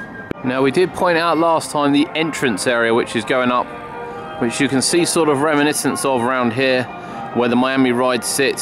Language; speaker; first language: English; native; English